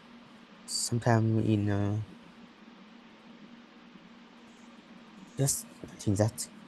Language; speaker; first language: English; non-native, learner; Vietnamese